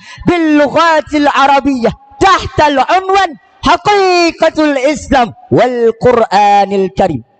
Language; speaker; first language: Arabic; non-native, learner; Achinese